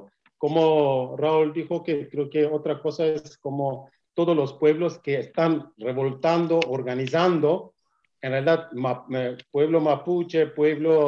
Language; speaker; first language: Spanish; non-native, learner; Kurdish